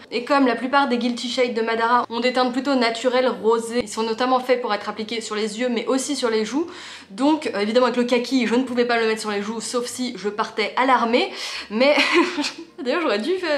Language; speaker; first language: French; native; French